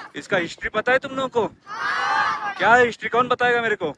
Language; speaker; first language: Hindi; non-native, local second language; Marathi